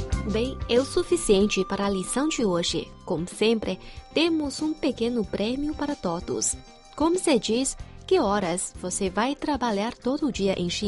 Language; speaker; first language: Portuguese; non-native, fluent; Chinese